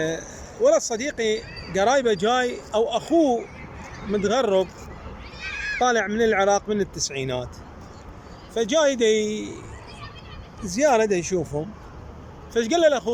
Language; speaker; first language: Arabic; native; Arabic